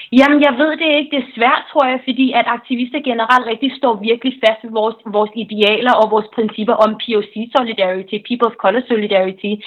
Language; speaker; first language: Danish; early bilingual, other home language; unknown